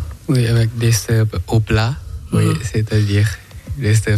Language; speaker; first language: French; non-native, learner; Thai